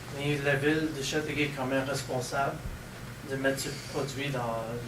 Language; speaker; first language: French; non-native, local second language; English